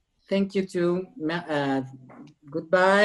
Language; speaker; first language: English; non-native, learner; French